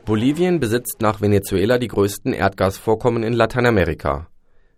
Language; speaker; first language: German; native; German